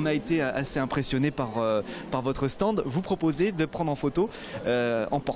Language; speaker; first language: French; native; French